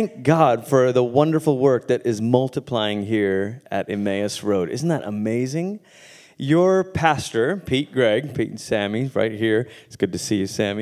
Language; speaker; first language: English; native; English